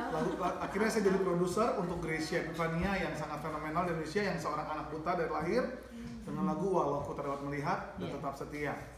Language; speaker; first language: Indonesian; native; Indonesian